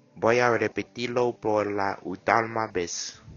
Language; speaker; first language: Spanish; non-native, learner; English